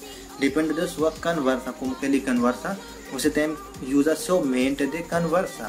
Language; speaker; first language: Portuguese; non-native, learner; Hindi